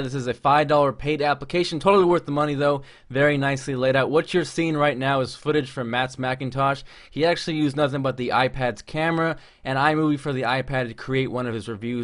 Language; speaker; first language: English; native; English